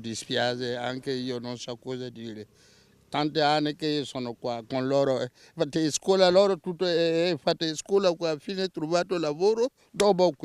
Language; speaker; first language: Italian; non-native, learner; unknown